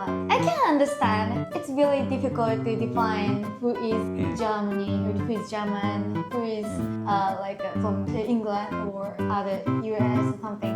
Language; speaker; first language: English; non-native, fluent; Japanese